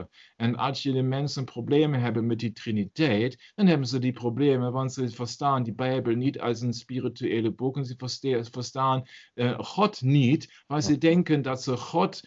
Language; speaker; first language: Dutch; non-native, learner; German